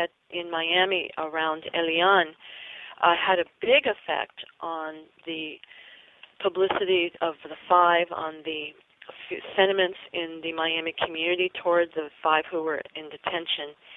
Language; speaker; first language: English; native; English